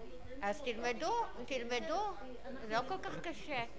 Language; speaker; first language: Hebrew; non-native, local second language; Arabic